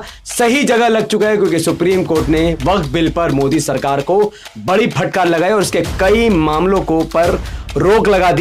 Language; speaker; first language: Hindi; native; Hindi